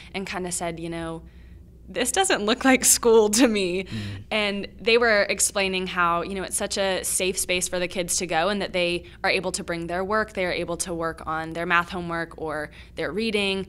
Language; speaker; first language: English; native; English